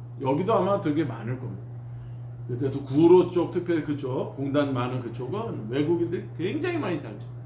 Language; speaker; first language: Korean; native; Korean